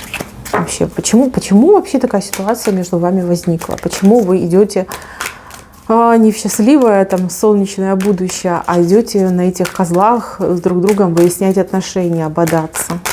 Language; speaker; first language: Russian; native; Russian